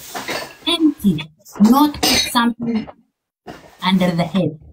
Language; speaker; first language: English; non-native, learner; Amharic